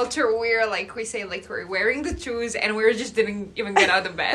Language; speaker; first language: English; non-native, fluent; Arabic